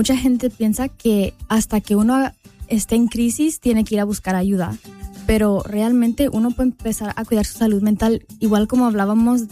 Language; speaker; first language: Spanish; early bilingual, heritage; Spanish